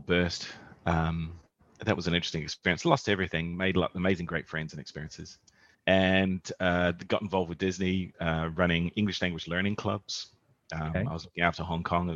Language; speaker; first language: English; native; English